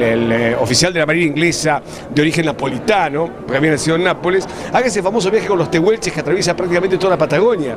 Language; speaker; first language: Spanish; native; Spanish